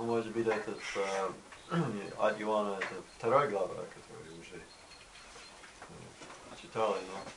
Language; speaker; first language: Russian; non-native, learner; English